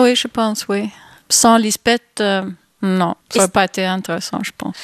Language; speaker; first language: French; non-native, fluent; Swedish